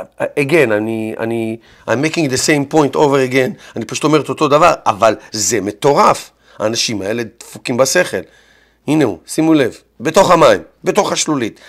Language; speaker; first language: Hebrew; native; Hebrew